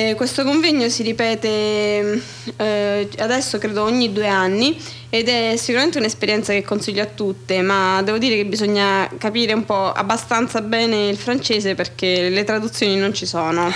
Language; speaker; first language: Italian; native; Italian